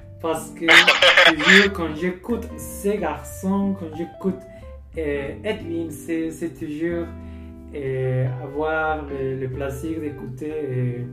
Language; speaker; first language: French; non-native, learner; Spanish